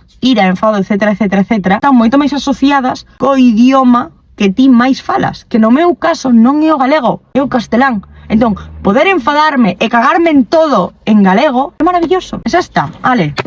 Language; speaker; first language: Galician; non-native, local second language; Spanish